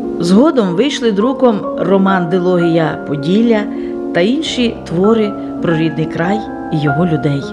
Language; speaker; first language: Ukrainian; native; Ukrainian